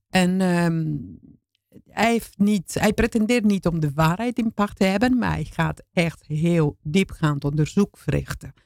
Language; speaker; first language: Dutch; non-native, fluent; Italian